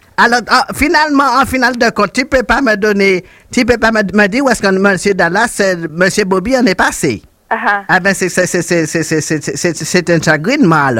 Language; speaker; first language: French; native; French